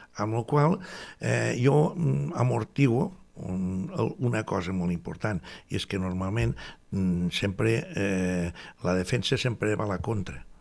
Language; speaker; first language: Catalan; native; Catalan